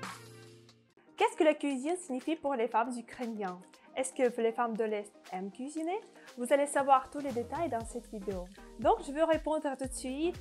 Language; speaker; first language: French; non-native, fluent; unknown